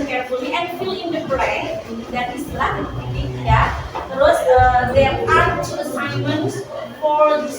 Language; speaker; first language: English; non-native, learner; Indonesian